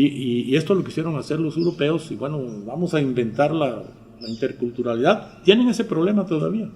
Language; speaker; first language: Spanish; native; Spanish